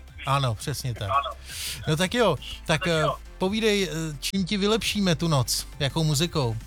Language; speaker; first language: Czech; native; Czech